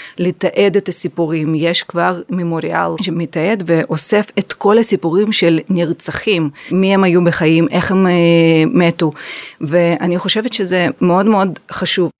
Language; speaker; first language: Hebrew; non-native, fluent; Russian